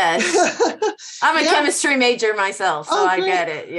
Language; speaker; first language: English; native; English